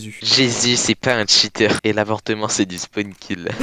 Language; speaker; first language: French; native; French